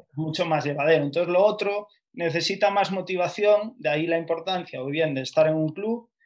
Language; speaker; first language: Spanish; native; Spanish